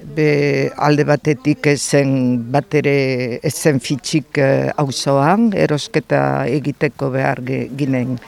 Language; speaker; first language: Basque; non-native, local second language; French